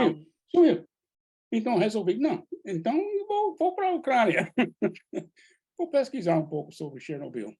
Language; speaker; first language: Portuguese; non-native, fluent; English